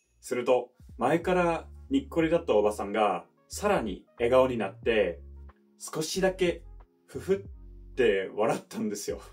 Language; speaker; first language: Japanese; non-native, fluent; English